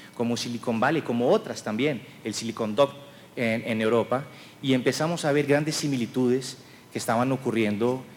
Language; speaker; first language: Spanish; non-native, fluent; French